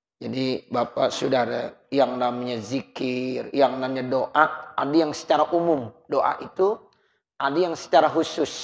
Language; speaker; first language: Indonesian; native; Indonesian